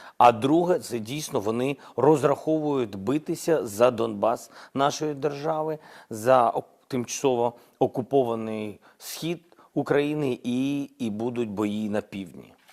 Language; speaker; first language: Ukrainian; non-native, local second language; Russian